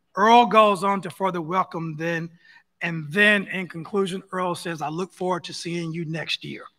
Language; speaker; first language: English; native; English